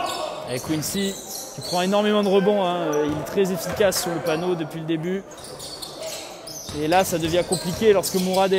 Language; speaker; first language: French; native; French